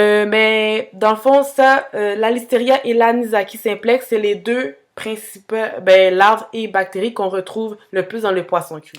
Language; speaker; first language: French; native; French